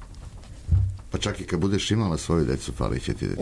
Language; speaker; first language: Serbian; native; Serbian